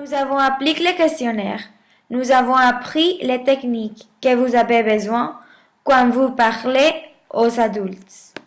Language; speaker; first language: French; non-native, learner; Spanish